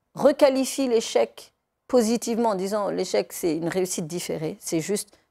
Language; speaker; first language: French; native; French